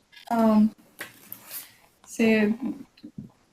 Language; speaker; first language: French; non-native, learner; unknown